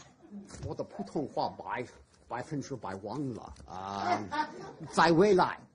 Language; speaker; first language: Chinese; non-native, learner; English